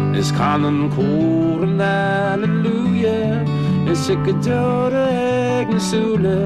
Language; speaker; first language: English; native; English